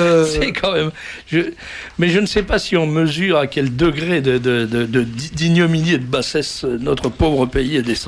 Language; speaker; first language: French; native; French